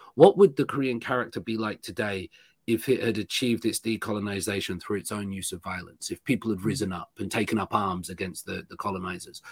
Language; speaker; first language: English; native; English